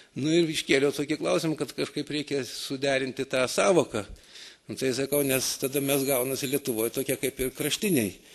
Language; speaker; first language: Lithuanian; native; Lithuanian